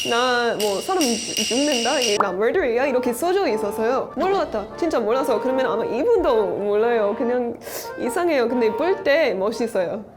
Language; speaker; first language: Korean; non-native, learner; English